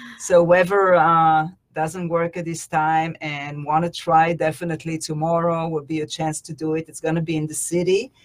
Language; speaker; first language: English; non-native, fluent; Hebrew